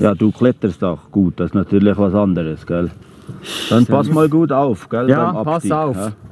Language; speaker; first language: German; non-native, fluent; Russian